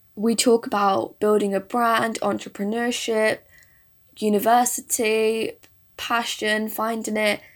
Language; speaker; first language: English; early bilingual, other home language; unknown